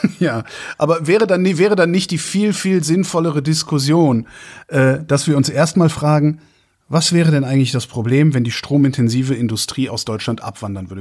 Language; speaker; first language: German; native; German